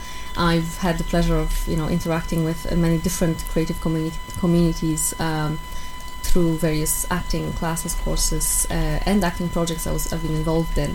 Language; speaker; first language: English; non-native, fluent; Polish